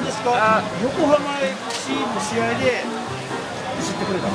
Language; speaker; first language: Japanese; native; Japanese